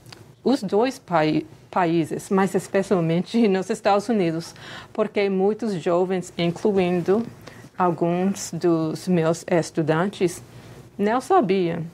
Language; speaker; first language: Portuguese; non-native, fluent; English